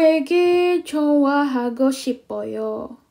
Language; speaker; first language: Korean; non-native, learner; Indonesian